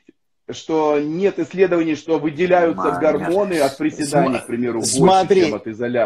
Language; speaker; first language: Russian; native; Russian